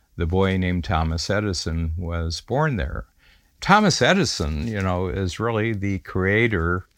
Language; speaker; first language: English; native; English